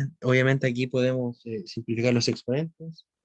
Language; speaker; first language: Spanish; native; Spanish